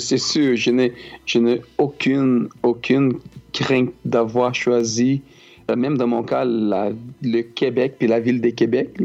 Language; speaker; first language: French; non-native, fluent; Portuguese